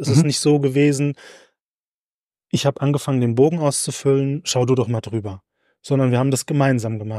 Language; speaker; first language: German; native; German